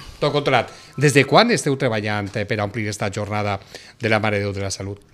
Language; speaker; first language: Catalan; native; Catalan